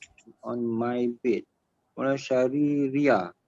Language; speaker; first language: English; non-native, learner; Malay